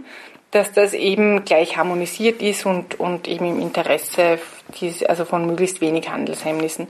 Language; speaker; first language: German; native; German